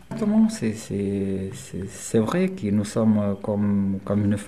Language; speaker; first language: French; non-native, learner; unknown